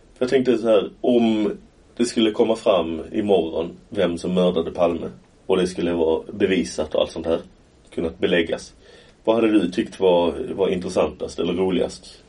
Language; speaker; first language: Swedish; native; Swedish